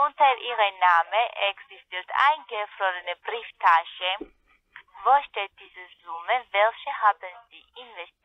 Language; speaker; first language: German; non-native, learner; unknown